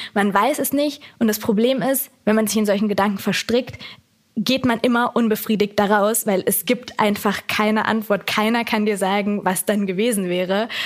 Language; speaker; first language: German; native; German